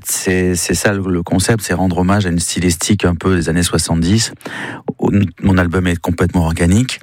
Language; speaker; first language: French; native; French